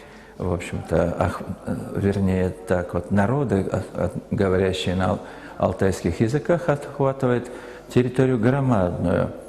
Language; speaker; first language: Russian; native; Russian